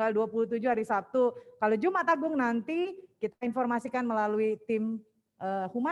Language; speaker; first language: Indonesian; native; Indonesian